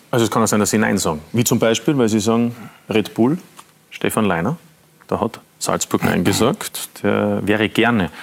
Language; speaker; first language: German; native; German